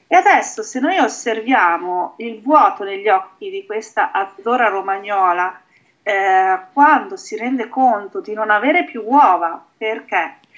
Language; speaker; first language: Italian; native; Italian